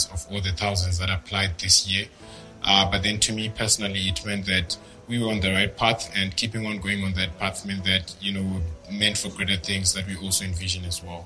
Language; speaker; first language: English; non-native, local second language; Shona